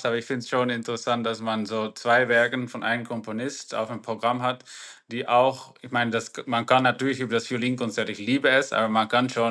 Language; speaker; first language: German; non-native, fluent; Dutch